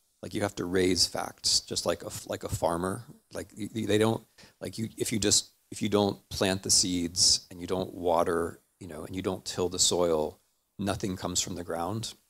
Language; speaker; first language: English; native; English